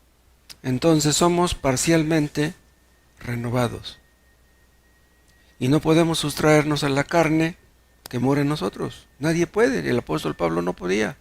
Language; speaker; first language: Spanish; native; Spanish